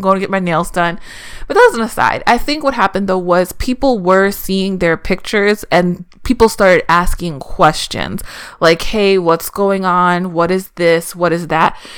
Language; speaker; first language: English; native; English